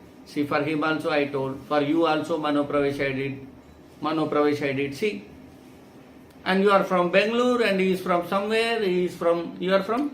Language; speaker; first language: English; non-native, local second language; Telugu